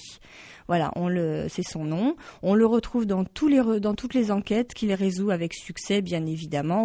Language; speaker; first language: French; native; French